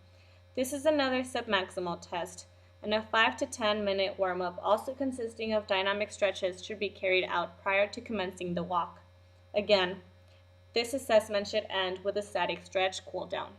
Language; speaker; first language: English; native; English